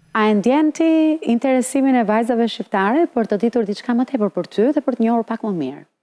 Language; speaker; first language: Albanian; native; Albanian